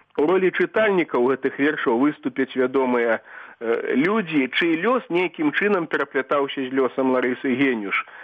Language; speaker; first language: Belarusian; native; Belarusian